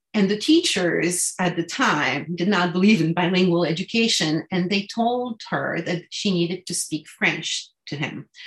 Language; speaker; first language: English; non-native, fluent; French